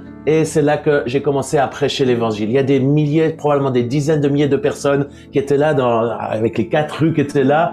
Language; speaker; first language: French; native; French